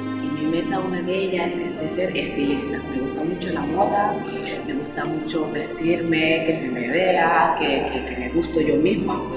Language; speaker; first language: Spanish; early bilingual, other home language; Wolof